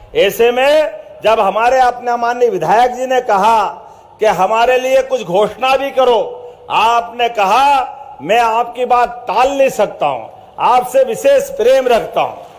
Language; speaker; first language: Hindi; native; Hindi